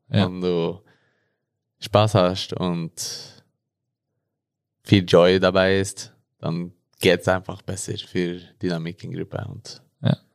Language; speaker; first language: German; non-native, learner; Norwegian